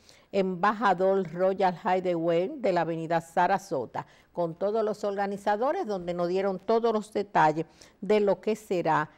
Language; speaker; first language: Spanish; native; Spanish